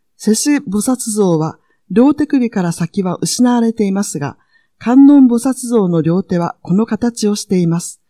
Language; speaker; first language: Japanese; non-native, fluent; Vietnamese